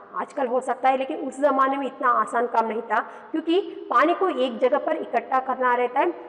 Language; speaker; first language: Hindi; non-native, local second language; Kannada